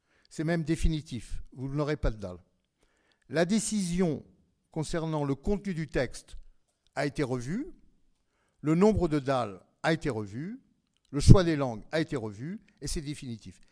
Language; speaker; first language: French; native; French